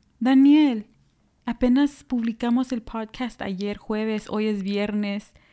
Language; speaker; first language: Spanish; early bilingual, heritage; Spanish